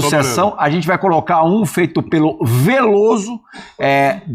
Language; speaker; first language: Portuguese; native; Portuguese